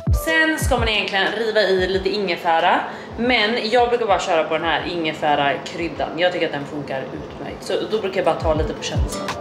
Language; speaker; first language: Swedish; native; Swedish